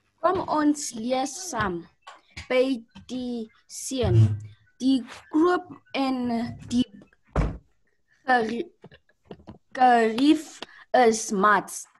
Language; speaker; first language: Afrikaans; non-native, local second language; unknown